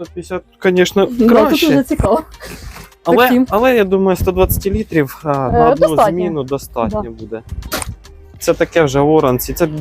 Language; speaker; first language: Ukrainian; native; Ukrainian